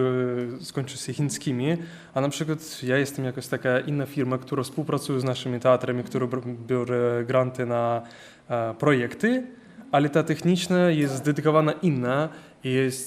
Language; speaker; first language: Polish; non-native, learner; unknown